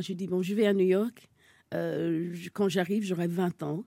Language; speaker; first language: French; non-native, fluent; English